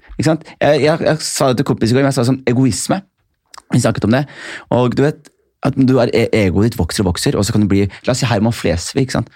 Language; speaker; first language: Norwegian; early bilingual, other home language; Somali